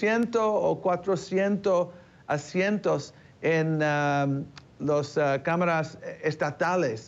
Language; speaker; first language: Spanish; early bilingual, heritage; English